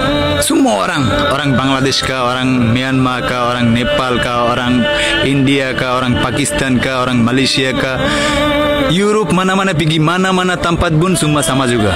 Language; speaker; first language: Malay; non-native, learner; Bangla